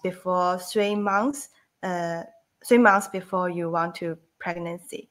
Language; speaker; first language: English; non-native, learner; Chinese